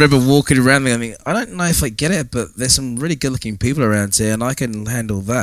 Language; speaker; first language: English; native; English